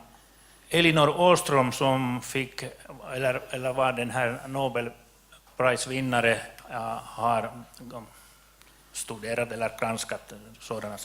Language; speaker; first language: Swedish; non-native, local second language; Finnish